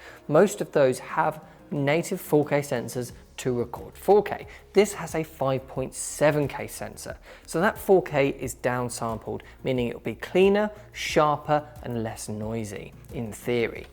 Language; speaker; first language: English; native; English